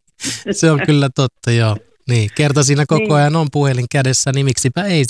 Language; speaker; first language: Finnish; native; Finnish